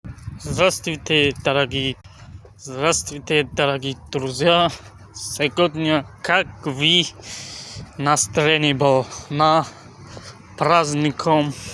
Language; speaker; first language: Russian; non-native, learner; Tajik